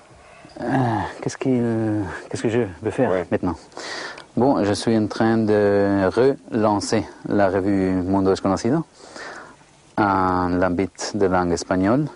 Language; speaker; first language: French; non-native, fluent; Spanish